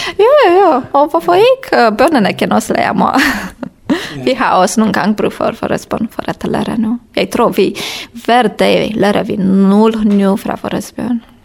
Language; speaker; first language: Danish; non-native, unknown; Romanian